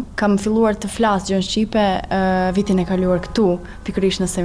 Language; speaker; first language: Albanian; non-native, learner; Serbian